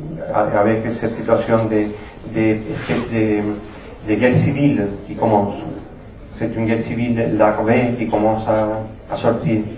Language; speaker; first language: French; non-native, fluent; Spanish